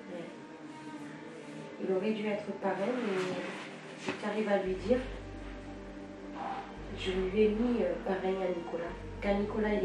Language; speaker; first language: French; native; French